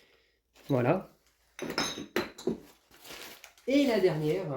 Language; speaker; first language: French; native; French